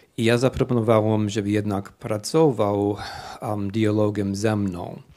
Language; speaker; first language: Polish; non-native, fluent; English